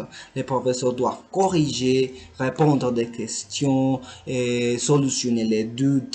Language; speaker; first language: French; non-native, learner; Spanish